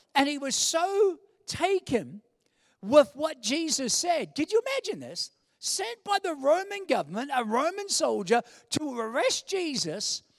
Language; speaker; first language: English; native; English